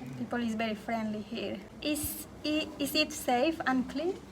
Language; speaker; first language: English; non-native, fluent; Spanish